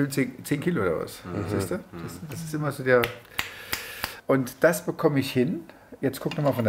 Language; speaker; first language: German; native; German